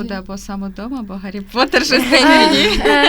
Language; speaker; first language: Ukrainian; native; Ukrainian